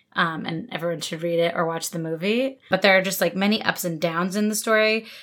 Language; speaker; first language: English; native; English